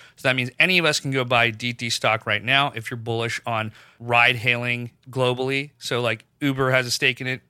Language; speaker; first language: English; non-native, local second language; Urdu